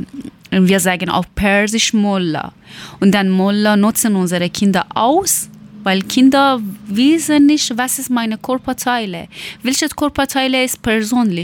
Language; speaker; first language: German; non-native, learner; Persian